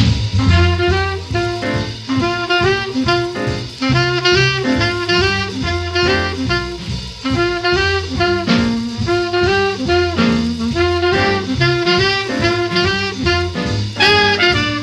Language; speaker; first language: English; native; English